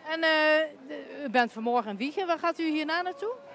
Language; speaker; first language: Dutch; native; Dutch